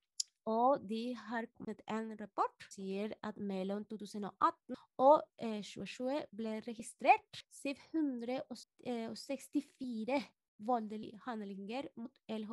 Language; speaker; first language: Norwegian; non-native, fluent; Spanish